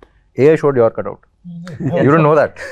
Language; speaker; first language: Telugu; native; Telugu